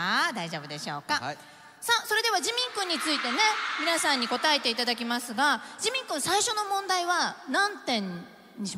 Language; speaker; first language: Japanese; native; Japanese